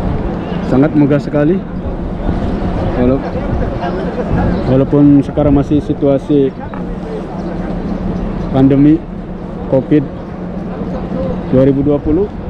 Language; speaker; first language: Indonesian; non-native, local second language; Javanese